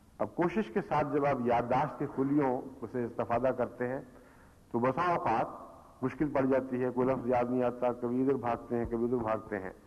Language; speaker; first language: Urdu; native; Urdu